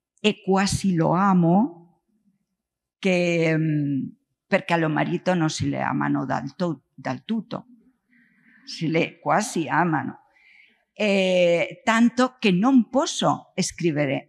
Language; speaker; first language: Italian; non-native, learner; Spanish